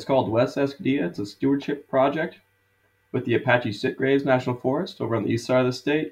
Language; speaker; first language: English; native; English